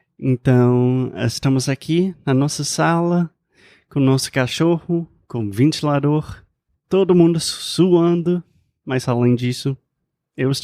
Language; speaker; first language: Portuguese; non-native, fluent; English